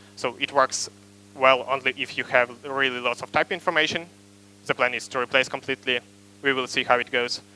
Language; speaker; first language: English; non-native, fluent; Ukrainian